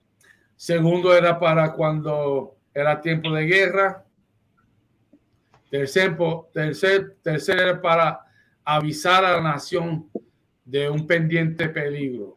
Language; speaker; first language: Spanish; early bilingual, heritage; Spanish